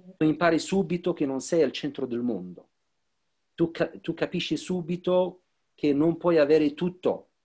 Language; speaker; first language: Italian; non-native, fluent; Arabic